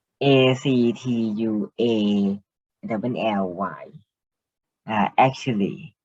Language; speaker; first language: English; non-native, learner; Thai